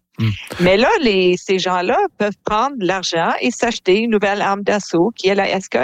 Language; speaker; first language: French; native; French